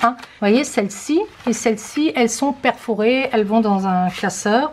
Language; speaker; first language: French; native; French